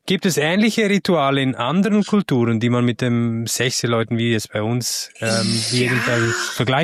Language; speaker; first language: German; native; German